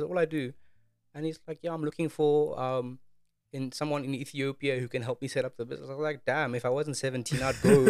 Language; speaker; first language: English; early bilingual, other home language; Amharic